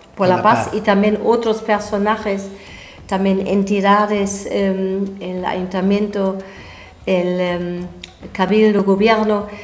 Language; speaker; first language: Spanish; non-native, fluent; German